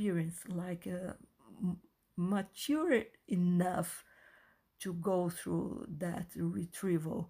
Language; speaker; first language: English; non-native, fluent; Portuguese